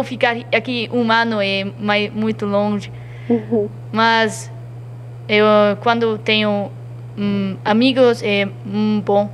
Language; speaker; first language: Portuguese; non-native, learner; German